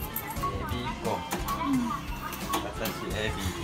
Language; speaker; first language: Japanese; non-native, learner; Chinese